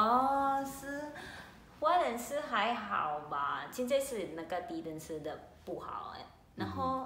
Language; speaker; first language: Chinese; non-native, learner; Filipino